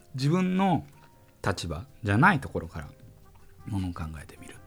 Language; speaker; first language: Japanese; non-native, fluent; German